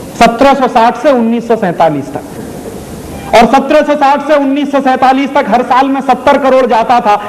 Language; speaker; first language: Hindi; native; Hindi